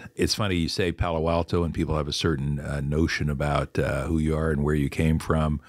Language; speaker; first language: English; native; English